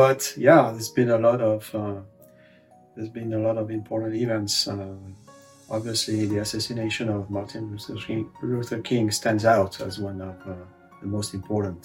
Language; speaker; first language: English; non-native, fluent; French